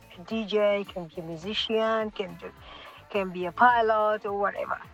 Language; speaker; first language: English; non-native, local second language; Swahili